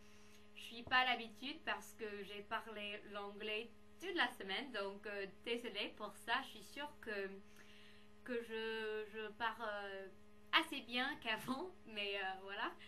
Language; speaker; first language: French; non-native, fluent; English